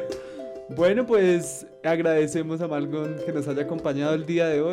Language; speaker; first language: Spanish; native; Spanish